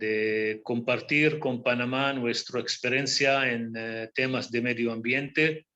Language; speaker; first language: Spanish; non-native, fluent; Hebrew